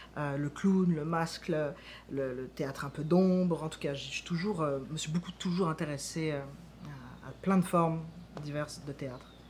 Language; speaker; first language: French; native; French